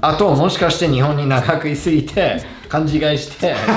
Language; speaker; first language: Japanese; non-native, fluent; English